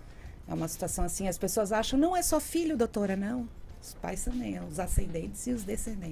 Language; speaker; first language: Portuguese; native; Portuguese